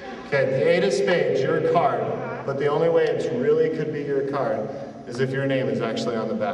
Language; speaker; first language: English; native; English